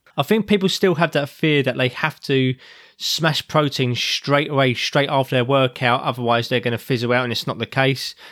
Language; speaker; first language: English; native; English